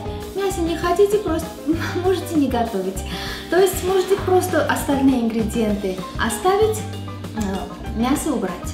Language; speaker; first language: Russian; non-native, fluent; Armenian